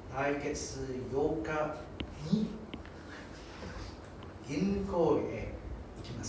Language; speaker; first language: Japanese; non-native, learner; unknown